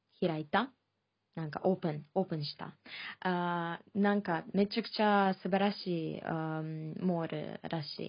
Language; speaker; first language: Japanese; non-native, fluent; Chinese